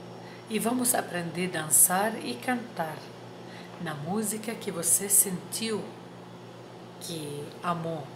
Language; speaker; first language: Portuguese; non-native, fluent; Arabic